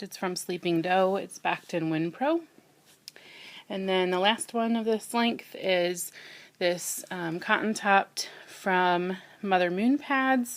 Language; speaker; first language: English; native; English